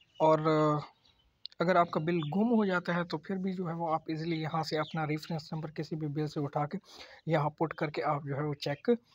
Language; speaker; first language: Urdu; native; Urdu